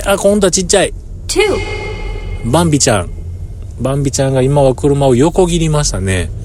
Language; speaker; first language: Japanese; native; Japanese